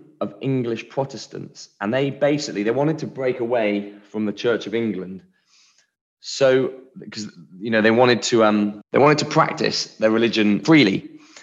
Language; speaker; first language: English; native; English